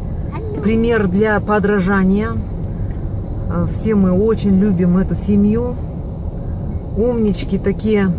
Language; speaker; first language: Russian; native; Russian